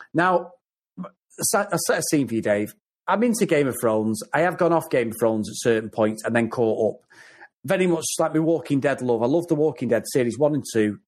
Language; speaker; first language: English; native; English